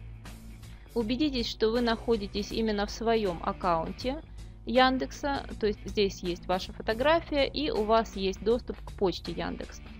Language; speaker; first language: Russian; native; Russian